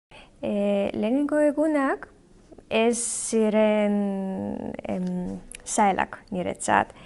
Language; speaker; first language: Basque; non-native, learner; Belarusian